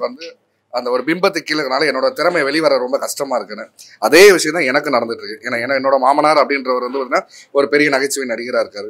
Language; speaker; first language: Tamil; native; Tamil